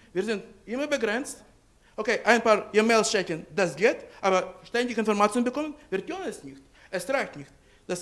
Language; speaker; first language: German; non-native, fluent; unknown